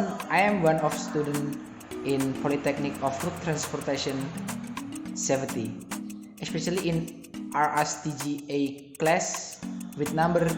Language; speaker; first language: English; non-native, learner; Indonesian